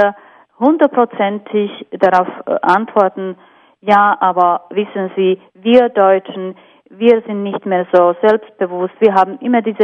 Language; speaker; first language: German; non-native, fluent; Slovak